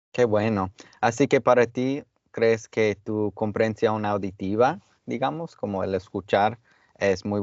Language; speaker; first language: Spanish; non-native, fluent; English